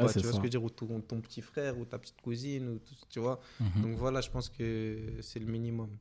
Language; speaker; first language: French; native; French